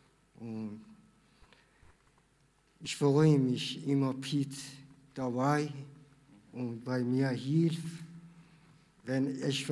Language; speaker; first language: German; non-native, learner; Persian